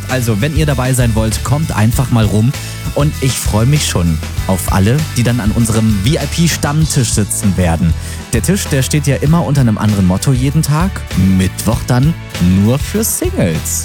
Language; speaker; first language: German; native; German